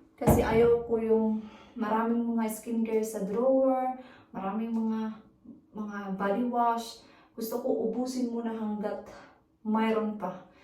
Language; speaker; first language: Filipino; native; Filipino